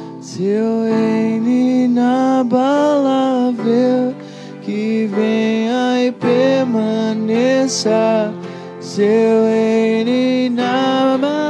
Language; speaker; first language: Portuguese; native; Portuguese